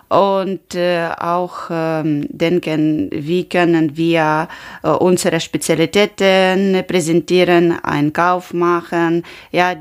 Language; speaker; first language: German; non-native, learner; Ukrainian